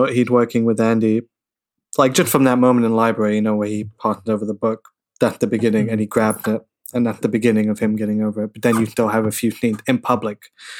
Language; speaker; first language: English; native; English